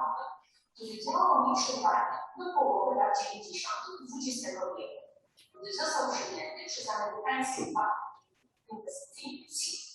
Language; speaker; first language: Polish; native; Polish